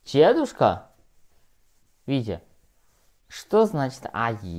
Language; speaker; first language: Russian; non-native, learner; Chinese